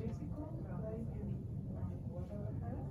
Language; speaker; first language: English; non-native, learner; Spanish